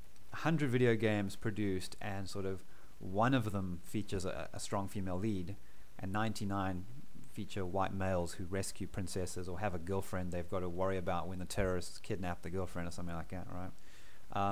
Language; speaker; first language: English; native; English